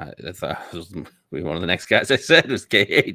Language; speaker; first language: English; native; English